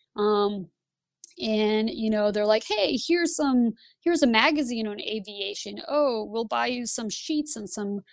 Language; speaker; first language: English; early bilingual, other home language; Lithuanian